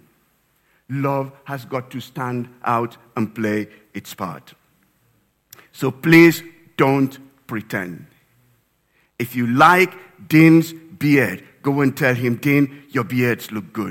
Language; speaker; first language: English; non-native, local second language; Yoruba